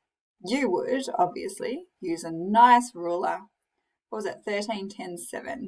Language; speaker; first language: English; native; English